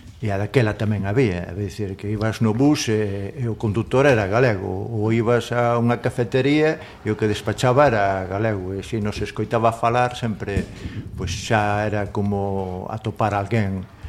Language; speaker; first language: Galician; non-native, local second language; Spanish